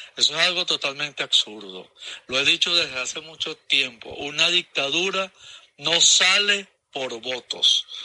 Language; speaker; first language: Spanish; native; Spanish